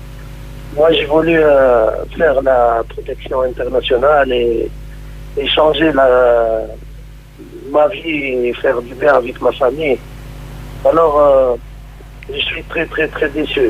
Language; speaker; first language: French; non-native, local second language; Arabic